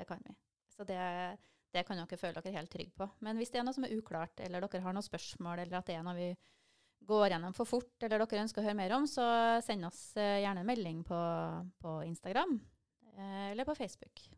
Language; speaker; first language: Norwegian; native; Norwegian